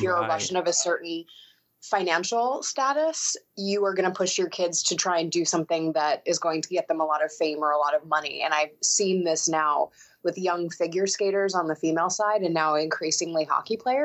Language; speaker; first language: English; native; English